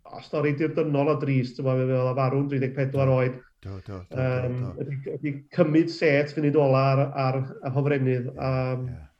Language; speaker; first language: Welsh; native; Welsh